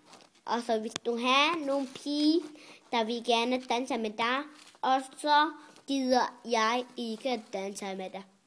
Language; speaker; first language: Danish; early bilingual, other home language; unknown